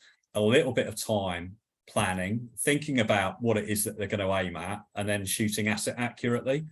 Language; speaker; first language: English; native; English